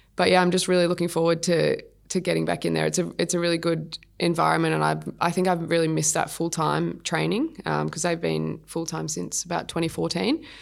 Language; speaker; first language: English; native; English